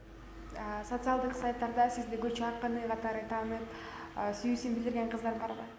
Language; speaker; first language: Kyrgyz; native; Kyrgyz